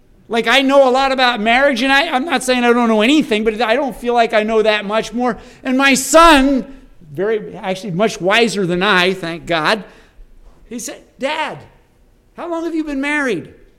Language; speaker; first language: English; native; English